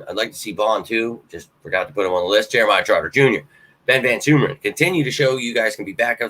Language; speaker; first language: English; native; English